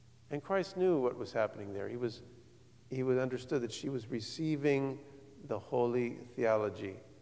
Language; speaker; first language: English; native; English